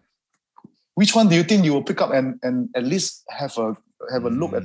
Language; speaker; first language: English; non-native, local second language; Hakka Chinese